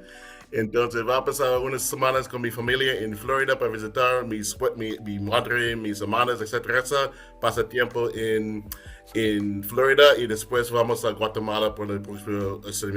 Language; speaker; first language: Spanish; non-native, fluent; English